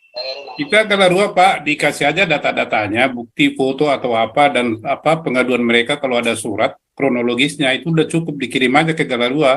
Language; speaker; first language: Indonesian; native; Indonesian